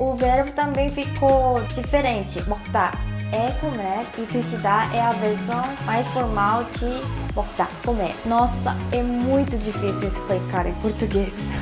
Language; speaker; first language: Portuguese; non-native, fluent; Korean